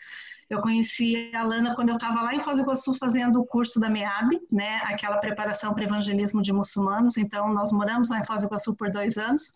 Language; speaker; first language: Portuguese; native; Portuguese